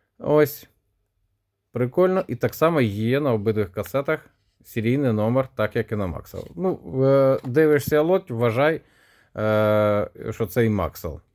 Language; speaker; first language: Ukrainian; non-native, local second language; Russian